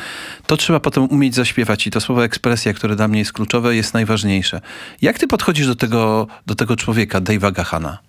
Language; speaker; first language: Polish; native; Polish